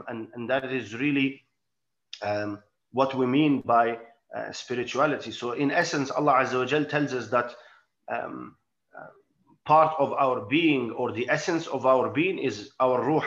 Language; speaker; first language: English; non-native, fluent; Arabic